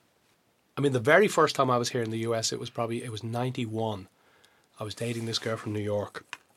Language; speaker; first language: English; native; English